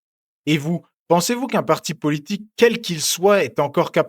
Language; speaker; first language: French; native; French